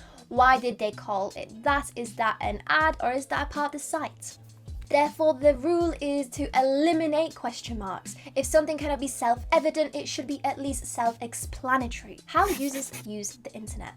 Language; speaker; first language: English; non-native, fluent; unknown